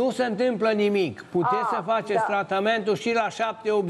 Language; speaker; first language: Romanian; native; Romanian